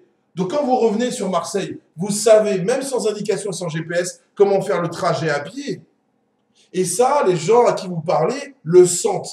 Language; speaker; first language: French; native; French